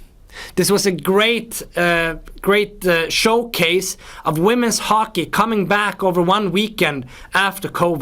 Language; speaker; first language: English; non-native, fluent; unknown